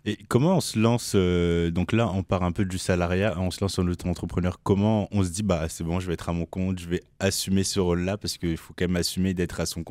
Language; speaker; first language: French; native; French